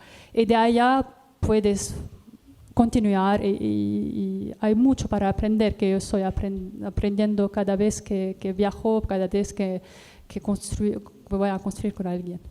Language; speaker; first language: Spanish; non-native, learner; Arabic